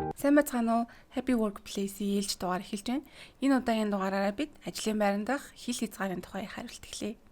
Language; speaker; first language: Mongolian; native; Mongolian